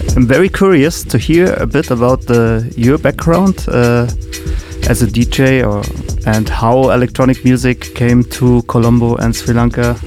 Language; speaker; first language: English; non-native, fluent; German